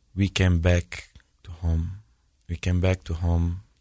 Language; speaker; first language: English; non-native, fluent; Persian